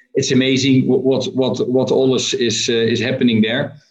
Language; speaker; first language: English; non-native, fluent; Dutch